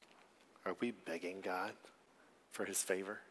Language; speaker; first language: English; native; English